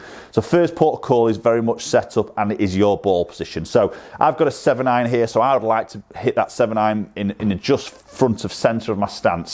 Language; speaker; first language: English; native; English